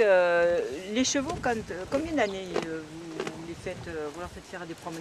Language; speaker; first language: French; native; French